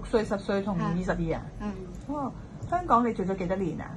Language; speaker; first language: Cantonese; native; Cantonese